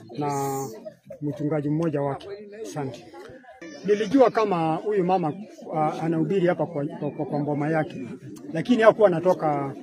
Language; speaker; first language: Swahili; non-native, local second language; Kamba